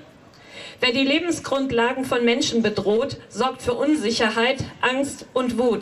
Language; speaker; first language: German; native; German